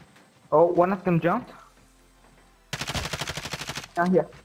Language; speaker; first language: English; non-native, learner; Persian